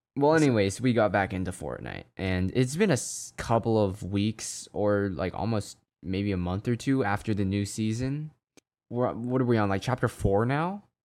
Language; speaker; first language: English; native; English